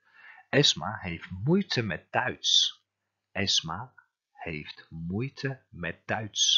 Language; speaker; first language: Dutch; non-native, fluent; Turkish